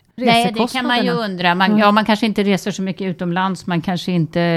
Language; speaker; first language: Swedish; native; Swedish